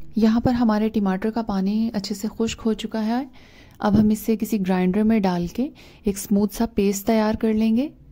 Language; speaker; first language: Hindi; native; Hindi